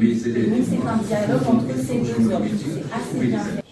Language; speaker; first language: French; native; French